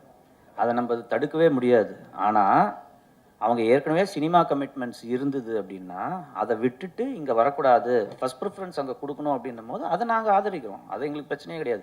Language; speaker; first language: Tamil; native; Tamil